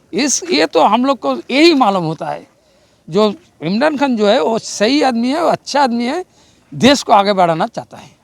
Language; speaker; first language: Hindi; non-native, local second language; Bangla